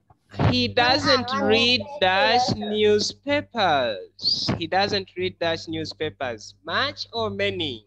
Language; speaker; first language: English; non-native, fluent; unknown